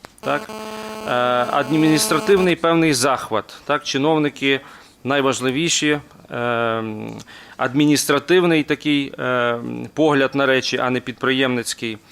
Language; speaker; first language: Ukrainian; native; Ukrainian